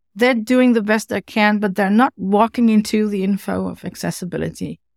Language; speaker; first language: English; non-native, fluent; Dutch